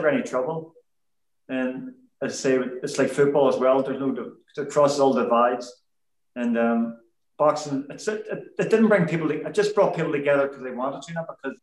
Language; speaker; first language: English; native; English